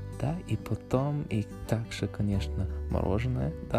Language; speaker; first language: Russian; non-native, learner; English